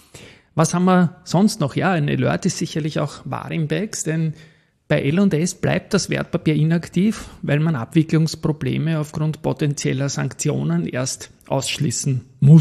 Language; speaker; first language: German; native; German